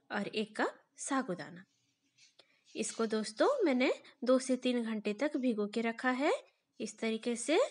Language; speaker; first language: Hindi; non-native, local second language; Bangla